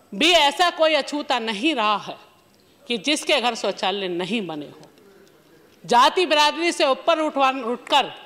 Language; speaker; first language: Hindi; native; Hindi